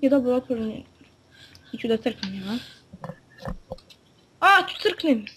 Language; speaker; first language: Bosnian; native; Bosnian